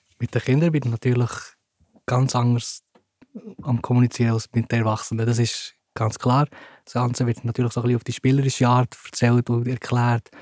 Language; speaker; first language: German; early bilingual, other home language; Turkish